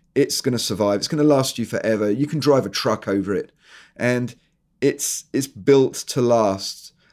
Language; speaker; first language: English; native; English